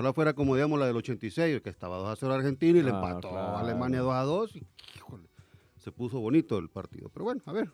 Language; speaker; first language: Spanish; native; Spanish